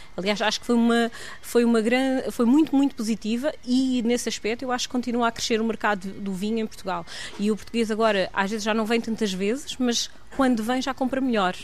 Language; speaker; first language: Portuguese; native; Portuguese